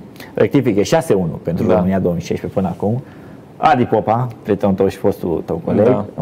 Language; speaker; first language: Romanian; native; Romanian